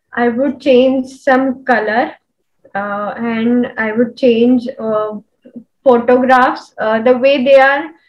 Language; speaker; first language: English; non-native, local second language; Marathi